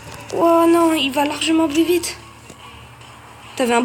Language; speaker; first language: French; native; French